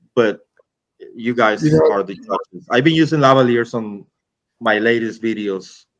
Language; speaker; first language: English; non-native, fluent; Spanish